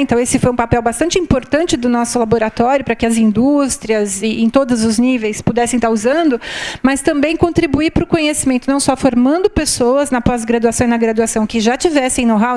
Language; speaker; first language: Portuguese; native; Portuguese